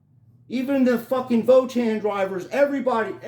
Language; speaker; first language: English; native; English